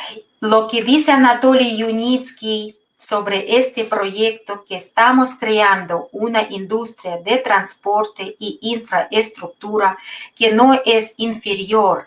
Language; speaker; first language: Spanish; non-native, fluent; Russian